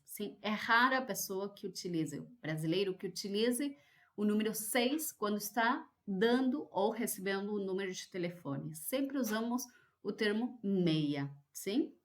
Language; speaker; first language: Portuguese; non-native, fluent; Spanish